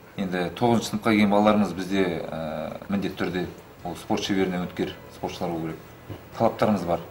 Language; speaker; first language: Kazakh; native; Kazakh